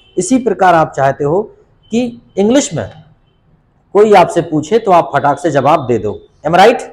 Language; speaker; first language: Hindi; native; Hindi